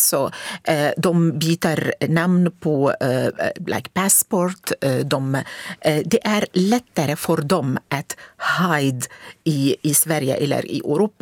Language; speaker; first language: Swedish; non-native, fluent; Arabic